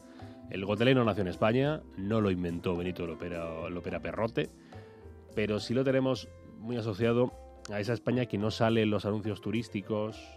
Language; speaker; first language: Spanish; native; Spanish